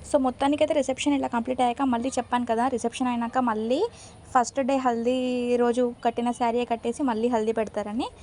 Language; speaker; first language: Telugu; non-native, local second language; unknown